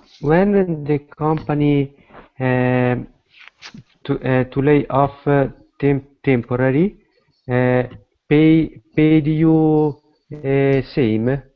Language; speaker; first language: English; non-native, learner; Italian